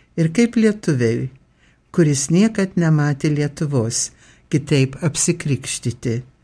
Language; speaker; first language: Lithuanian; early bilingual, heritage; Lithuanian